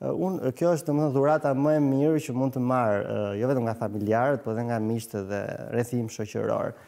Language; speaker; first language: Albanian; native; Albanian